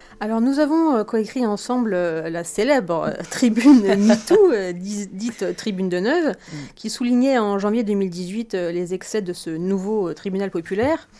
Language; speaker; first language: French; native; French